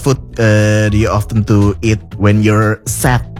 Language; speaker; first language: English; non-native, fluent; Indonesian